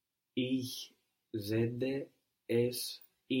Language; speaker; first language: German; non-native, learner; English